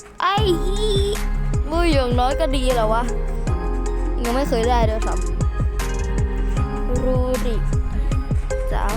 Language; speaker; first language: Thai; native; Thai